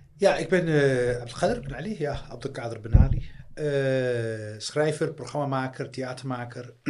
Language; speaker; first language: Dutch; early bilingual, other home language; Riffian